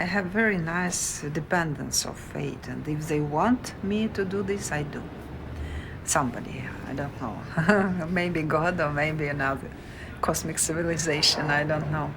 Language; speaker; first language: English; non-native, learner; Russian